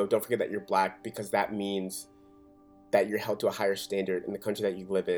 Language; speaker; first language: English; native; English